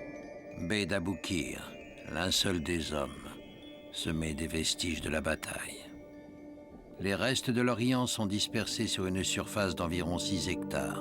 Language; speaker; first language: French; native; French